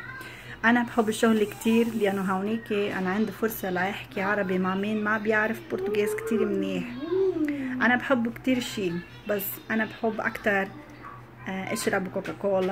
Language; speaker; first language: Arabic; non-native, learner; Portuguese